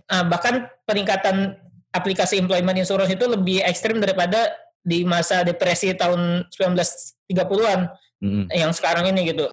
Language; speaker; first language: Indonesian; native; Indonesian